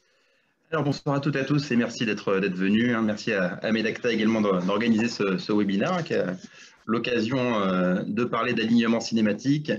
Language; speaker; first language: French; native; French